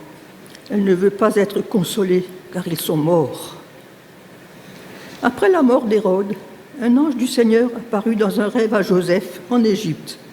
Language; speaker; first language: French; native; French